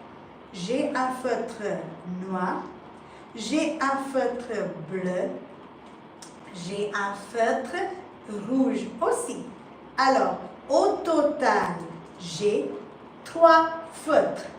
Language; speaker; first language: French; non-native, fluent; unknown